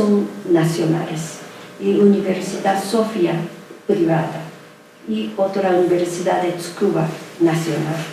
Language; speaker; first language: Spanish; non-native, fluent; Japanese